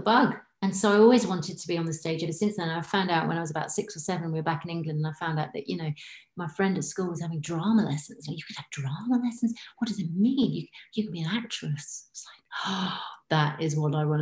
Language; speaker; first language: English; native; English